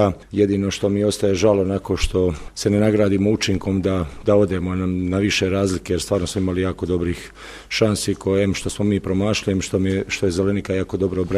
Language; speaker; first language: Croatian; native; Croatian